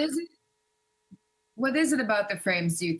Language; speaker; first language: English; native; English